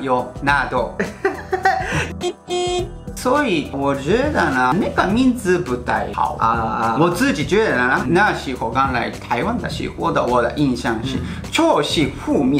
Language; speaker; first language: Chinese; non-native, fluent; Japanese